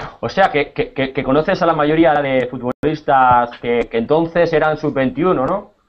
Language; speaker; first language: Spanish; native; Spanish